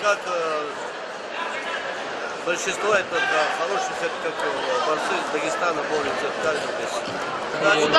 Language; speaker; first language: Russian; non-native, local second language; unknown